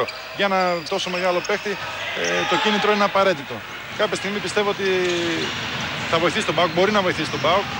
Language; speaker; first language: Greek; native; Greek